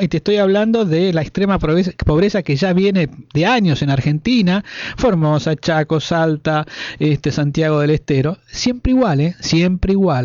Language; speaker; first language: Spanish; native; Spanish